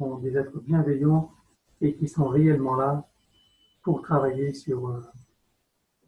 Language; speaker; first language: French; native; French